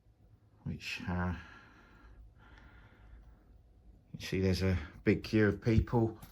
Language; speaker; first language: English; native; English